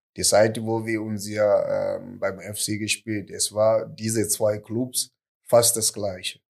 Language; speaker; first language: German; non-native, fluent; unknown